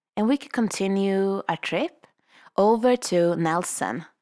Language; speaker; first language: English; non-native, fluent; Swedish